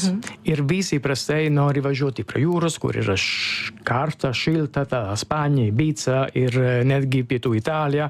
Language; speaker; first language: Lithuanian; non-native, learner; Italian